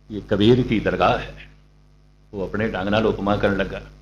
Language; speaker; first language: Urdu; non-native, local second language; Punjabi